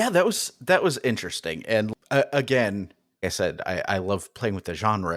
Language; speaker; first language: English; native; English